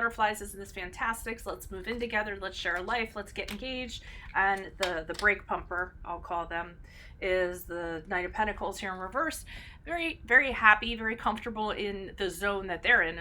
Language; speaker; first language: English; native; English